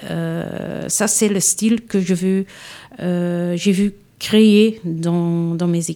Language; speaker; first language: French; non-native, local second language; Dutch